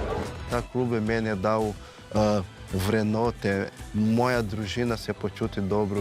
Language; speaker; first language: Slovenian; non-native, fluent; Portuguese